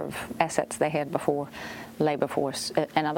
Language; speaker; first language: English; native; English